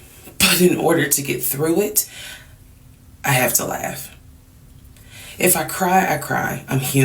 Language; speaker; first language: English; native; English